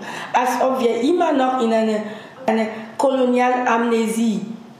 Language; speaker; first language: German; non-native, fluent; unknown